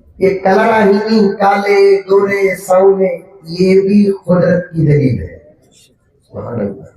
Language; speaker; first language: Urdu; native; Urdu